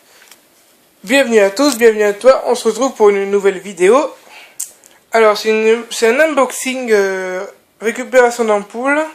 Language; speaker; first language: French; native; French